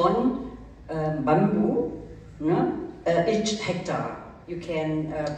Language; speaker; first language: English; early bilingual, other home language; German